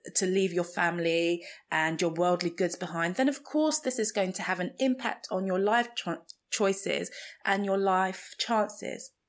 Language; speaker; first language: English; non-native, local second language; Igbo